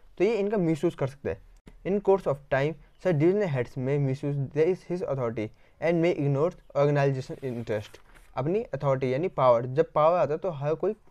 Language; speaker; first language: Hindi; native; Hindi